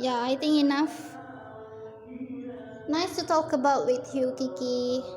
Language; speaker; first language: English; non-native, learner; Indonesian